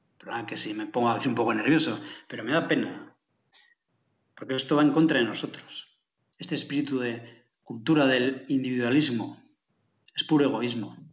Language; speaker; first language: Spanish; native; Spanish